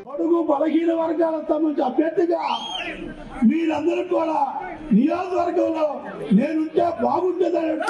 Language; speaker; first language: Telugu; native; Telugu